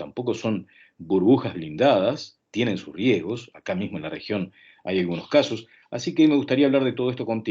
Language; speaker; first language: Spanish; native; Spanish